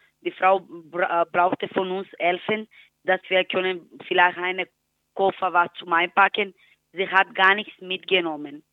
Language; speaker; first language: German; non-native, learner; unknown